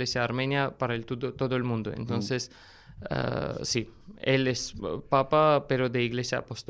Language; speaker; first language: Spanish; non-native, fluent; Armenian